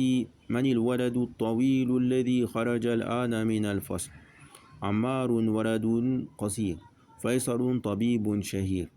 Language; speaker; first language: Arabic; non-native, fluent; French